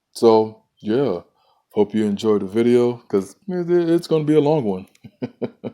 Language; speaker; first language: English; native; English